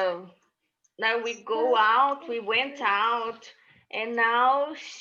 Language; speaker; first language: English; non-native, learner; Portuguese